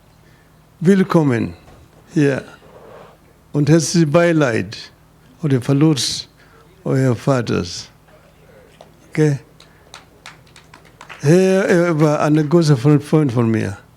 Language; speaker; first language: German; non-native, fluent; Luo (Kenya and Tanzania)